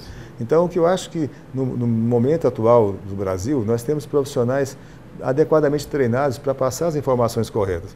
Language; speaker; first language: Portuguese; native; Portuguese